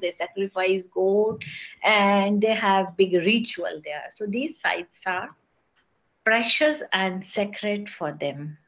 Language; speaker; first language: English; non-native, local second language; Hindi